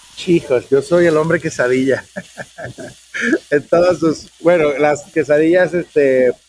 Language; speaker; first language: Spanish; native; Spanish